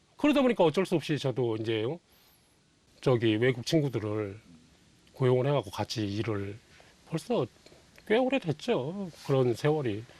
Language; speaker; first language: Korean; native; Korean